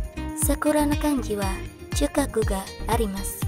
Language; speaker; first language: Japanese; non-native, learner; Indonesian